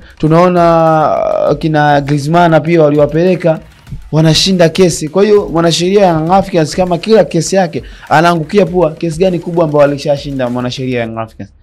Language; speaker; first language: Swahili; native; Swahili